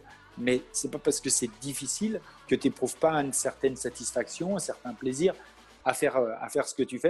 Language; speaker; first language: French; native; French